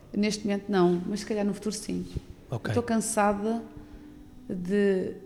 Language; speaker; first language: Portuguese; native; Portuguese